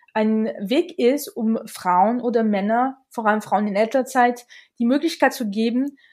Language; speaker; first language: German; non-native, fluent; French